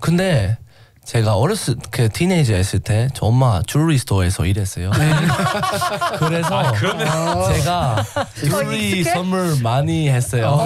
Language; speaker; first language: Korean; non-native, learner; English